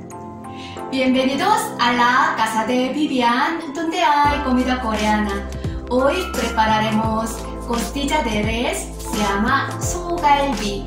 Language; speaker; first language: Spanish; non-native, fluent; Korean